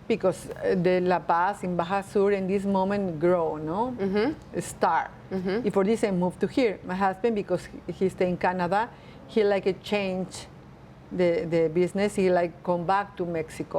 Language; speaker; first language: English; non-native, learner; Spanish